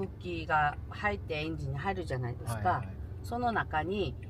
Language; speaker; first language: Japanese; non-native, local second language; Korean